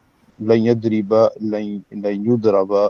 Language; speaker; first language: Arabic; non-native, learner; Urdu